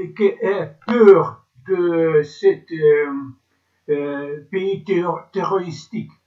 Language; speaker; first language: French; non-native, learner; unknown